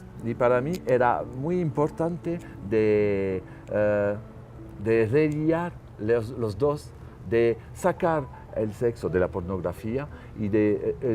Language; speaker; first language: Spanish; non-native, learner; French